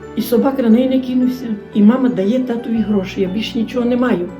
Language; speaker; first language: Ukrainian; native; Ukrainian